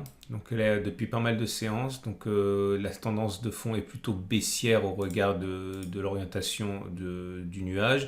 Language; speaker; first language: French; native; French